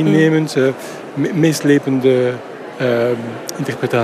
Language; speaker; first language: Dutch; non-native, local second language; French